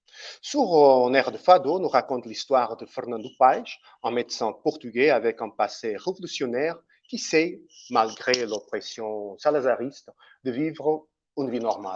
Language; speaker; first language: French; non-native, fluent; Portuguese